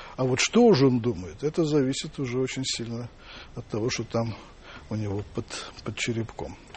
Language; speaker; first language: Russian; native; Russian